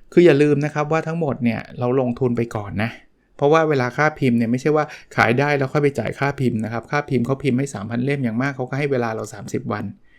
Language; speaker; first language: Thai; native; Thai